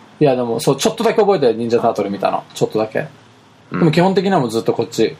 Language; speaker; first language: Japanese; early bilingual, heritage; Japanese